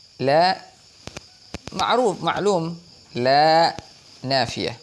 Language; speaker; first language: Arabic; non-native, fluent; Indonesian